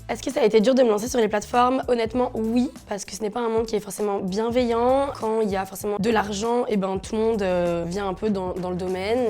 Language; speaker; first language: French; native; French